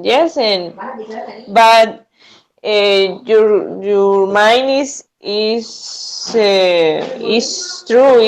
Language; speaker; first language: English; non-native, learner; Spanish